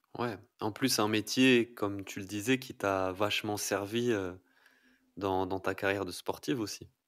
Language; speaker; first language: French; native; French